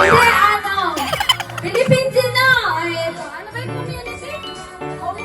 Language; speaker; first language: Japanese; non-native, learner; Filipino